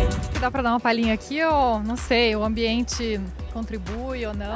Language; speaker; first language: Portuguese; native; Portuguese